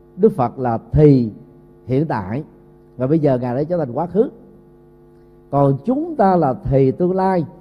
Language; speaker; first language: Vietnamese; native; Vietnamese